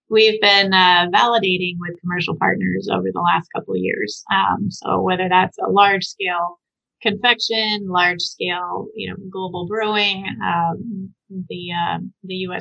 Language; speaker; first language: English; native; English